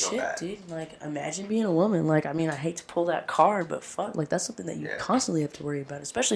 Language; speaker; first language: English; native; English